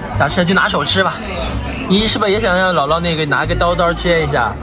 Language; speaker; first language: Chinese; native; Chinese